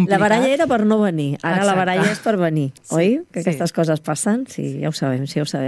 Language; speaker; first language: Catalan; native; Catalan